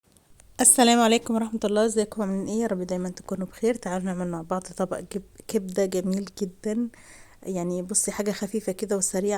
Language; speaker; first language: Arabic; native; Arabic